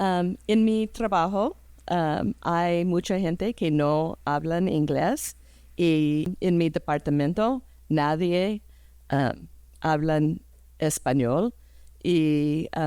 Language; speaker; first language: Spanish; early bilingual, heritage; English